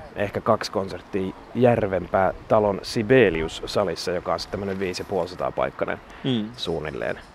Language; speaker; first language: Finnish; native; Finnish